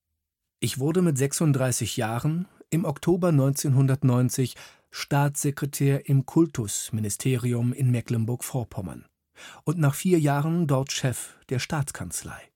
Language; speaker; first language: German; native; German